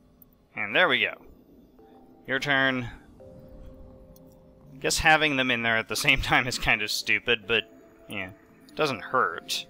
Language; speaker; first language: English; native; English